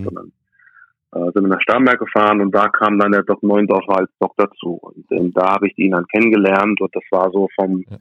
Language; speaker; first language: German; early bilingual, other home language; English